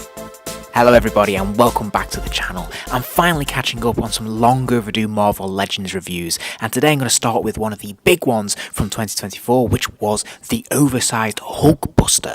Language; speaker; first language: English; native; English